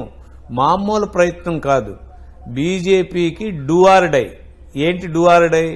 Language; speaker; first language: Telugu; native; Telugu